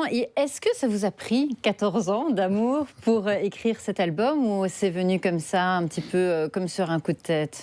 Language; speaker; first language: French; native; French